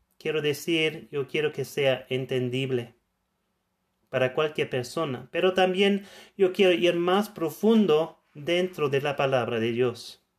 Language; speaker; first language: Spanish; non-native, fluent; German